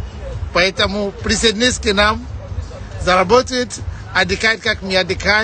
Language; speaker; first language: Russian; non-native, fluent; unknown